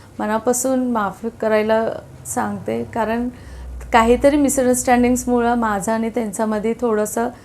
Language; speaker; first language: Marathi; non-native, local second language; Telugu